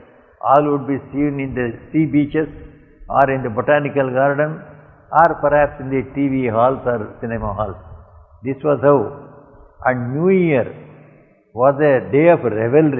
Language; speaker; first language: English; non-native, local second language; Tamil